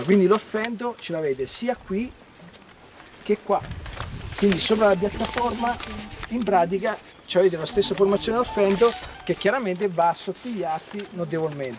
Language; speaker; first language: Italian; native; Italian